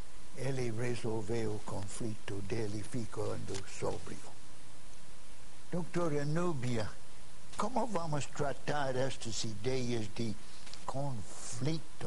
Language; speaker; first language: Portuguese; non-native, fluent; English